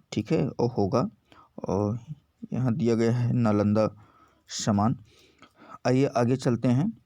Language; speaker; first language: Hindi; native; Hindi